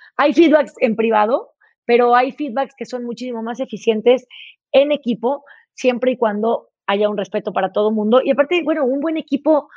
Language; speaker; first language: Spanish; native; Spanish